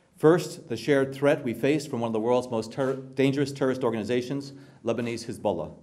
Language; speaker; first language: English; native; English